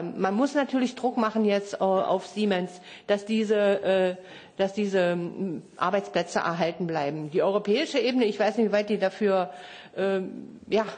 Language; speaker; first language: German; native; German